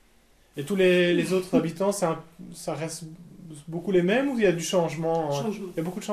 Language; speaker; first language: French; native; French